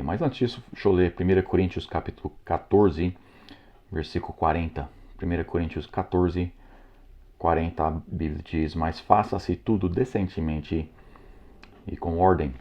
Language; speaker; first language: Portuguese; non-native, fluent; English